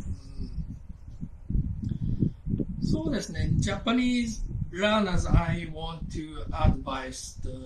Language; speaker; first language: English; non-native, learner; Japanese